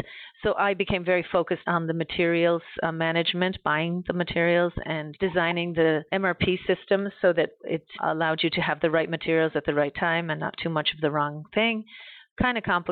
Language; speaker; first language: English; native; English